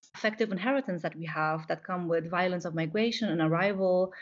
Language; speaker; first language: English; non-native, fluent; Polish